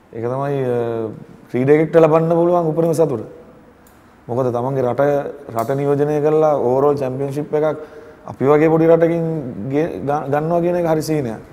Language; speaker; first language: Sinhala; native; Sinhala